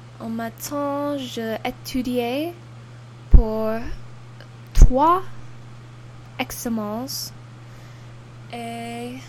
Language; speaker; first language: French; non-native, learner; English